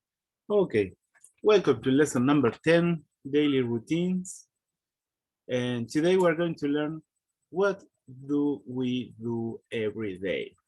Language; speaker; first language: English; non-native, fluent; Spanish